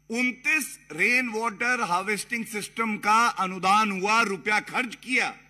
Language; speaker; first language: Hindi; native; Hindi